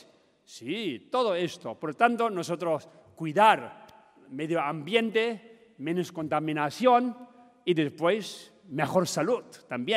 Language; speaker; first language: Spanish; non-native, learner; Tibetan